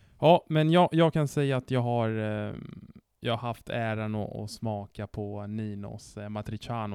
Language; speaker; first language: Swedish; non-native, fluent; Italian